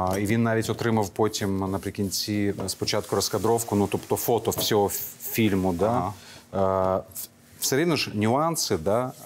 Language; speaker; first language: Ukrainian; non-native, local second language; Crimean Tatar